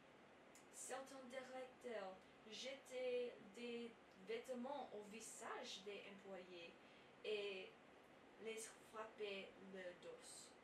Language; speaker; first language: French; non-native, learner; English